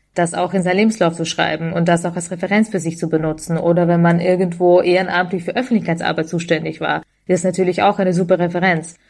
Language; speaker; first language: German; early bilingual, other home language; Ukrainian